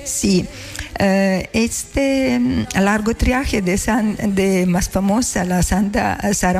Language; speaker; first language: Spanish; non-native, learner; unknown